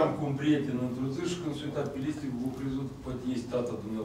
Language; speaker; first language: Romanian; non-native, local second language; Russian